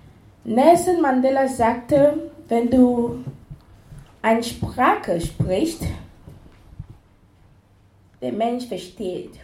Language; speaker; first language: German; non-native, fluent; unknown